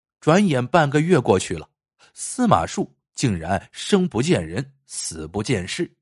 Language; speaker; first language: Chinese; native; Chinese